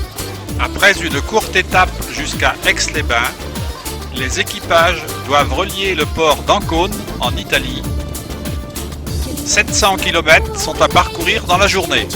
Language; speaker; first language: French; native; French